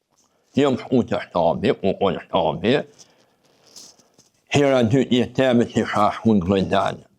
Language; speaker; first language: Albanian; native; Albanian